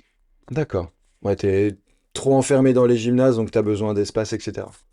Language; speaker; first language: French; native; French